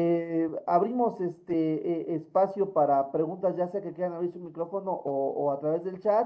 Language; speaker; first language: Spanish; native; Spanish